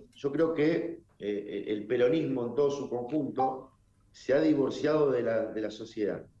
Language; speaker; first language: Spanish; native; Spanish